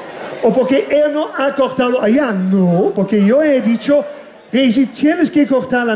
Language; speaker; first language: Spanish; non-native, fluent; German